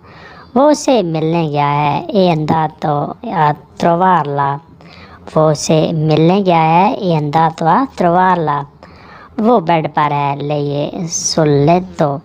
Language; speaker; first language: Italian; non-native, learner; Urdu